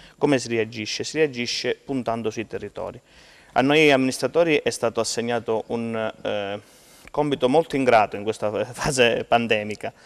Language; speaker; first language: Italian; native; Italian